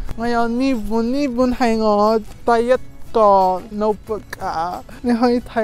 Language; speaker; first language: Cantonese; non-native, fluent; English